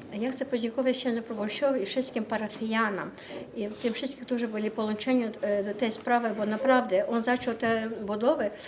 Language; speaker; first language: Polish; non-native, local second language; Ukrainian